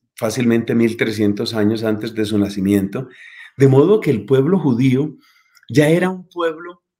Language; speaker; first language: Spanish; native; Spanish